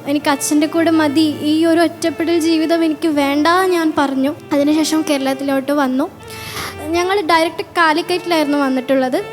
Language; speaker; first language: Malayalam; non-native, local second language; Bangla